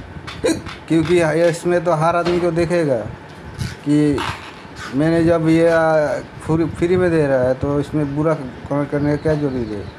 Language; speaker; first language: Hindi; non-native, local second language; Bangla